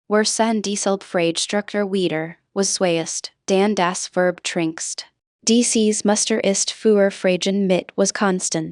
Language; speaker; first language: German; non-native, fluent; English